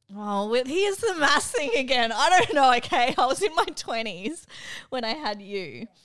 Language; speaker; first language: English; early bilingual, other home language; Filipino